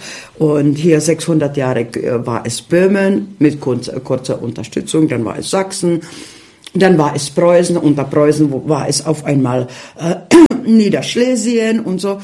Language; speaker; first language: German; early bilingual, heritage; Czech